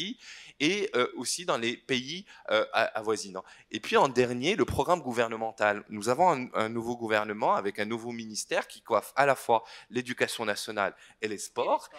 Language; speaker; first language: French; non-native, local second language; Arabic